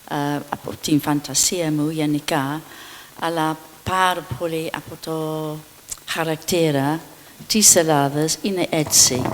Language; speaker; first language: Greek; non-native, fluent; English